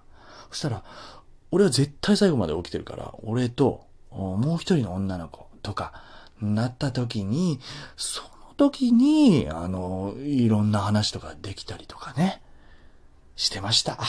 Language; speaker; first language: Japanese; native; Japanese